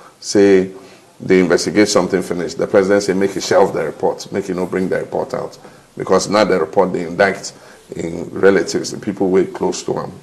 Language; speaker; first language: Nigerian Pidgin; non-native, fluent; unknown